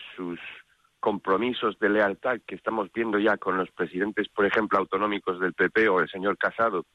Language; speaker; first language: Spanish; non-native, fluent; English